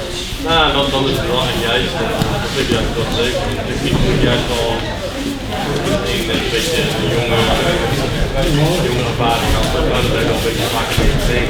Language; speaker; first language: Dutch; native; Dutch